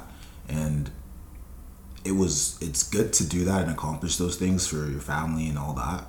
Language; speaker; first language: English; non-native, local second language; Yoruba